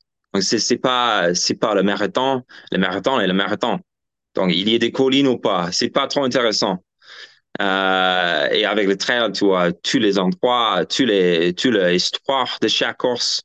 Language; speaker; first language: French; non-native, fluent; English